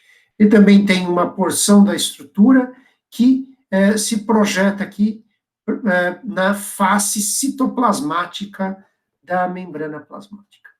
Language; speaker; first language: Portuguese; native; Portuguese